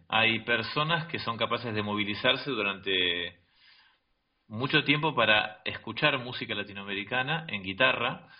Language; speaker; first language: Spanish; native; Spanish